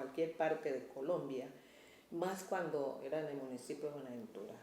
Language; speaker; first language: Spanish; native; Spanish